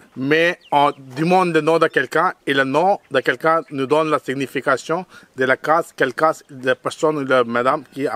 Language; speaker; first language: French; non-native, fluent; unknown